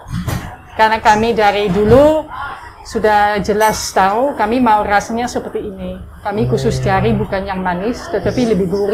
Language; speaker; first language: Indonesian; non-native, fluent; Dutch